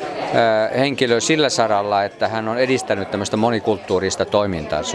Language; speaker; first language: Finnish; native; Finnish